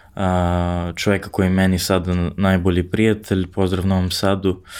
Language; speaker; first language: Serbian; non-native, fluent; English